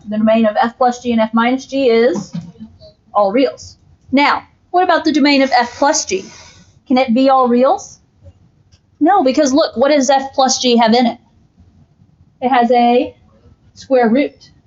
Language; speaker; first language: English; native; English